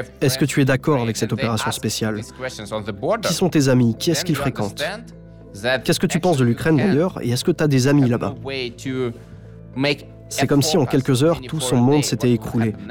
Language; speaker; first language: French; native; French